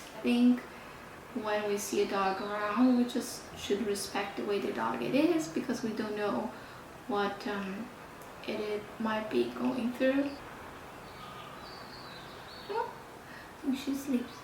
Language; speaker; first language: English; non-native, fluent; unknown